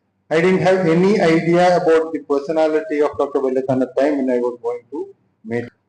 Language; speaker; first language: English; non-native, local second language; Malayalam